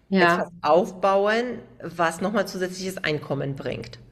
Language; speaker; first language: German; native; German